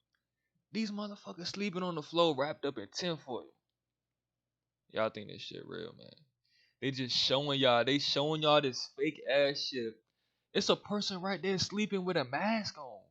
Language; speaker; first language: English; native; English